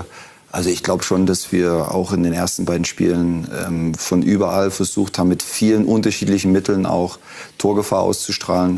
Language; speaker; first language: German; native; German